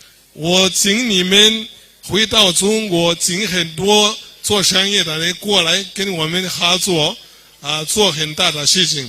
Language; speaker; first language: Chinese; non-native, fluent; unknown